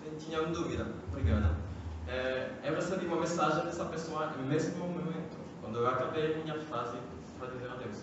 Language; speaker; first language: Portuguese; non-native, fluent; French